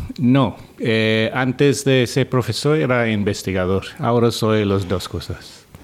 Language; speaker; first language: Spanish; non-native, fluent; English